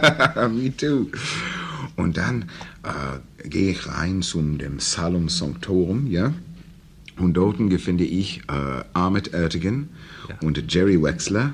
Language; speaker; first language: German; non-native, learner; English